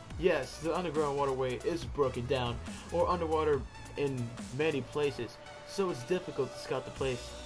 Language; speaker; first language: English; native; English